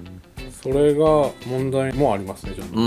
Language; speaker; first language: Japanese; native; Japanese